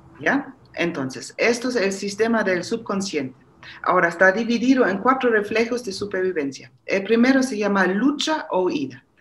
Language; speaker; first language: Spanish; non-native, fluent; German